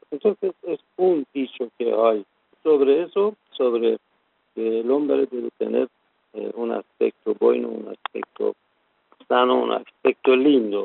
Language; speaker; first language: Spanish; non-native, learner; Persian